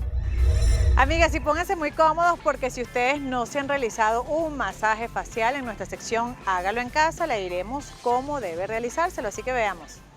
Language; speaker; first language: Spanish; native; Spanish